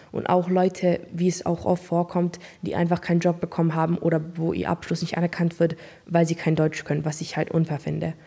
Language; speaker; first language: German; early bilingual, other home language; Turkish